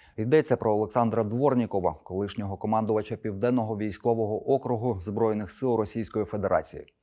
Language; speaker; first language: Ukrainian; native; Ukrainian